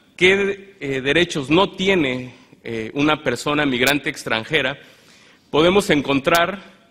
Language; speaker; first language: Spanish; native; Spanish